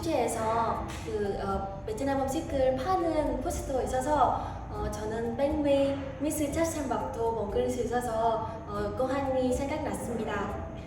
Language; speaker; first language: Korean; non-native, fluent; Vietnamese